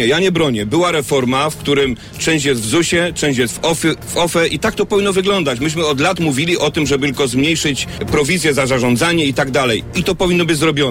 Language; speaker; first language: Polish; native; Polish